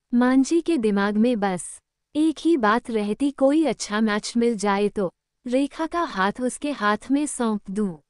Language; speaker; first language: Hindi; native; Hindi